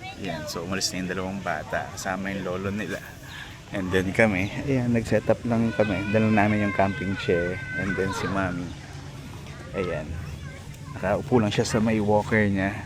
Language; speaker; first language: Filipino; native; Filipino